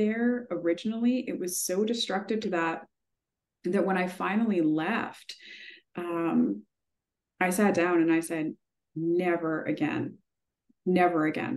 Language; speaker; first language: English; native; English